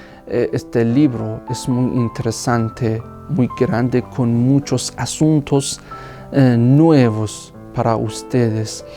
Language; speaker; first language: Spanish; non-native, fluent; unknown